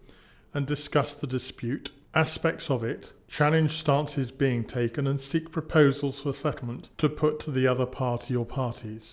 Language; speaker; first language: English; native; English